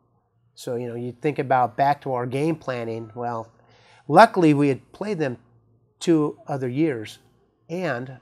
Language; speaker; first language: English; native; English